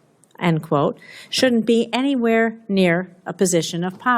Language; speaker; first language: English; native; English